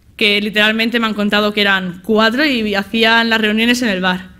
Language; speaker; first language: Spanish; native; Spanish